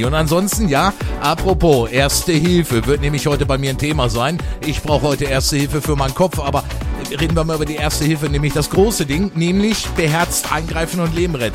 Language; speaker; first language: German; native; German